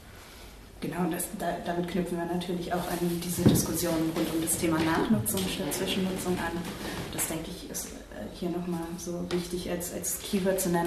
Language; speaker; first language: German; native; German